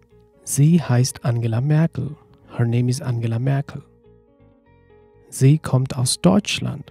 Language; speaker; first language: German; non-native, fluent; Nepali